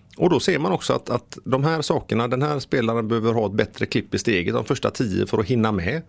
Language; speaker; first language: Swedish; native; Swedish